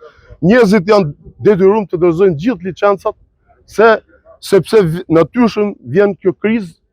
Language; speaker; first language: Albanian; native; Albanian